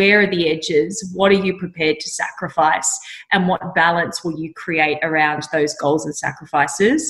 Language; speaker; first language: English; native; English